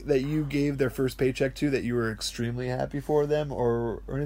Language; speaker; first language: English; native; English